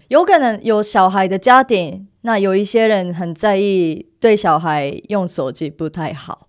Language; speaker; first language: Chinese; non-native, fluent; Japanese